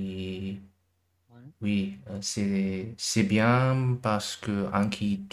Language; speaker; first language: French; non-native, learner; German